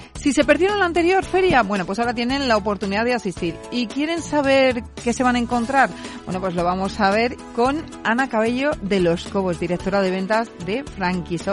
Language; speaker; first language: Spanish; native; Spanish